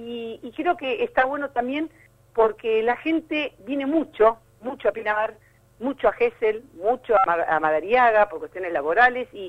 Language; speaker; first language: Spanish; native; Spanish